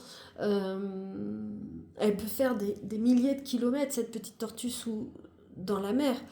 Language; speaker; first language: French; native; French